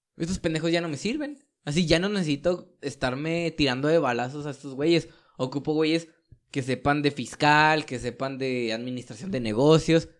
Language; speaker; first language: Spanish; native; Spanish